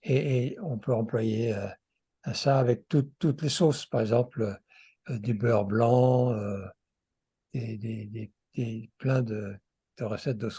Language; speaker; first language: French; non-native, fluent; English